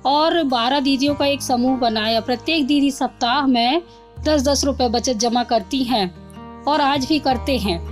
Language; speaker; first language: Hindi; native; Hindi